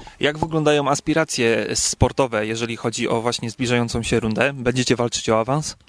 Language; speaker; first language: Polish; native; Polish